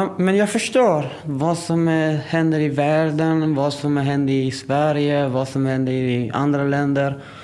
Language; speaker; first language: Swedish; non-native, learner; Persian